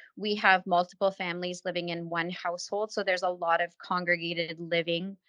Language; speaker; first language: English; native; English